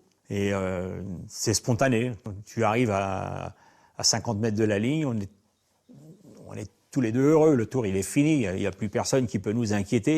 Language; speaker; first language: French; native; French